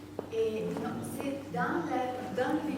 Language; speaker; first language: French; non-native, fluent; Spanish